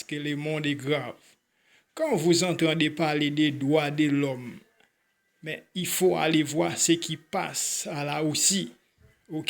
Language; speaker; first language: French; non-native, local second language; Haitian Creole